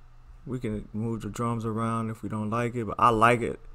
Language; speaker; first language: English; native; English